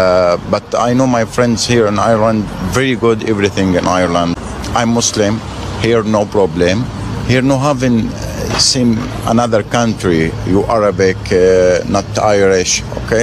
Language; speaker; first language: English; non-native, learner; Arabic